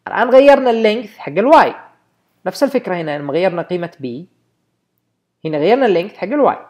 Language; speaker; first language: Arabic; native; Arabic